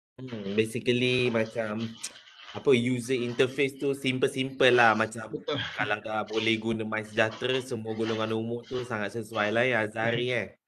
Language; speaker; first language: Malay; native; Malay